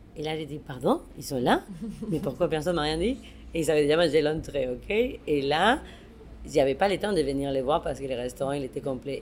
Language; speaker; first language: French; non-native, fluent; Spanish